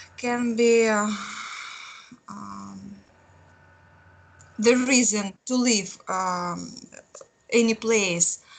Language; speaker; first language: English; non-native, learner; Russian